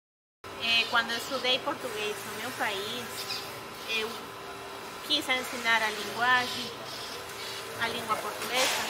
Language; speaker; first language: Portuguese; non-native, fluent; Spanish